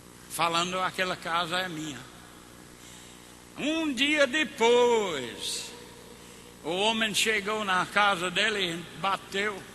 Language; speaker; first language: Portuguese; non-native, fluent; English